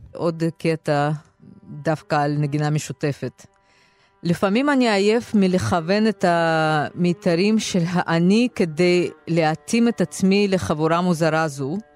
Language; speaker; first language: Hebrew; non-native, fluent; Russian